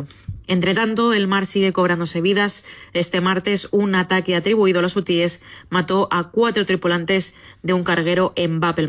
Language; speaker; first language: Spanish; native; Spanish